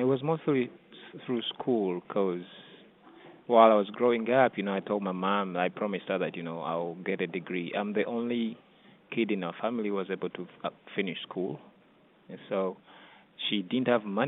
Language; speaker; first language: English; non-native, local second language; Ganda